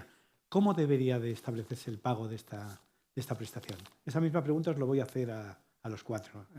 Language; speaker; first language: Spanish; native; Spanish